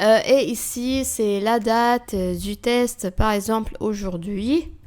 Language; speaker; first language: French; non-native, fluent; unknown